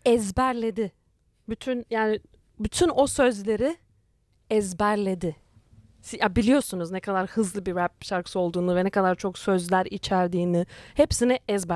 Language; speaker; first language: Turkish; early bilingual, heritage; Turkish